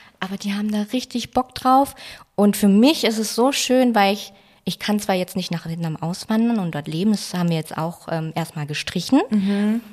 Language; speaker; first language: German; native; German